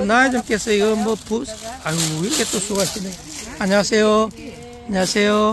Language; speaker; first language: Korean; native; Korean